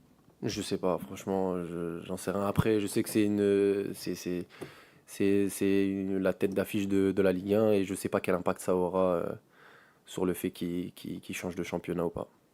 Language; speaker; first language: French; native; French